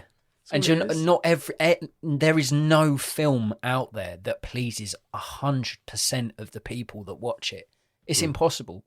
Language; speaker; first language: English; native; English